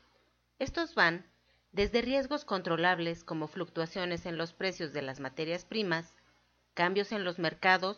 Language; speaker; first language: Spanish; native; Spanish